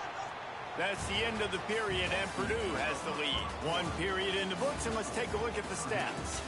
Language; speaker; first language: English; native; English